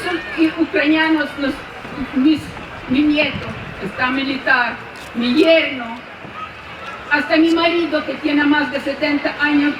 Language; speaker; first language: Spanish; non-native, fluent; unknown